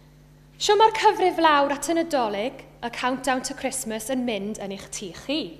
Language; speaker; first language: Welsh; native; Welsh